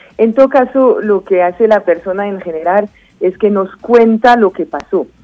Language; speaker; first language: Spanish; non-native, fluent; French